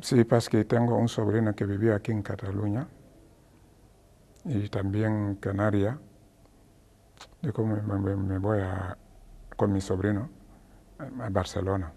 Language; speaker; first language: Spanish; non-native, learner; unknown